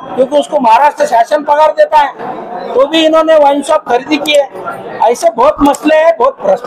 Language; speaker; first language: Hindi; non-native, local second language; Marathi